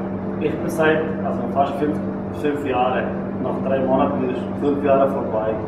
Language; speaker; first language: German; non-native, learner; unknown